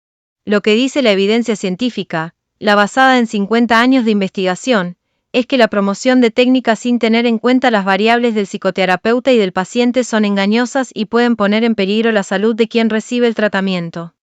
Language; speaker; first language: Spanish; native; Spanish